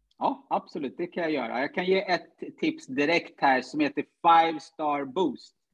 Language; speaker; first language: Swedish; early bilingual, other home language; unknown